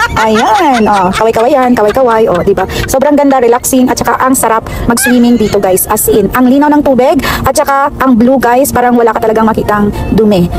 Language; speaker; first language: Filipino; non-native, local second language; Cebuano